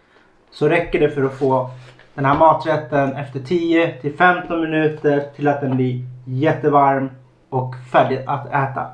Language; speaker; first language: Swedish; native; Swedish